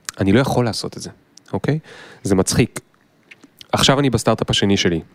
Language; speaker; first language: Hebrew; native; Hebrew